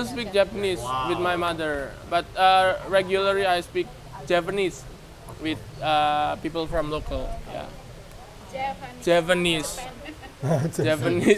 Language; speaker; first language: English; non-native, fluent; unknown